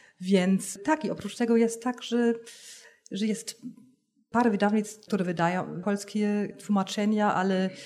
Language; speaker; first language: Polish; non-native, fluent; German